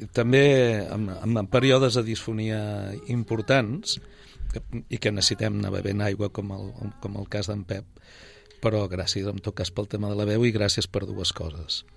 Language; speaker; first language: Catalan; native; Catalan